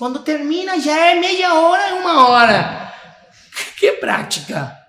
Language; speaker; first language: Portuguese; non-native, fluent; Spanish